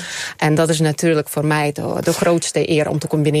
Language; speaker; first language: Dutch; non-native, fluent; Ukrainian